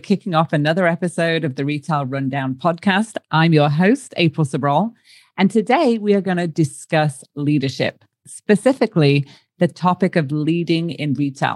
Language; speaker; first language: English; native; English